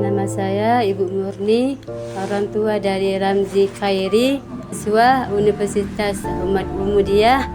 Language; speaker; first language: Indonesian; non-native, local second language; Achinese